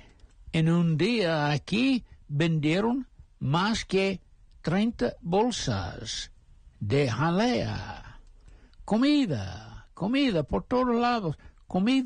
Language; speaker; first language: Spanish; non-native, fluent; English